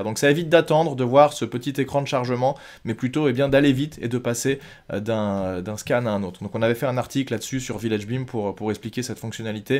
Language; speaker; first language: French; native; French